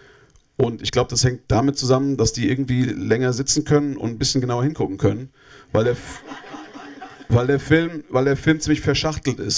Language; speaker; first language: German; native; German